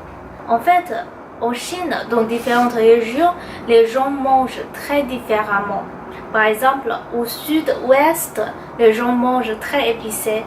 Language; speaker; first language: French; non-native, fluent; Chinese